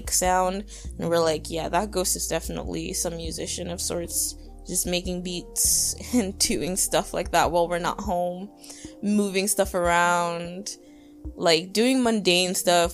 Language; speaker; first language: English; native; English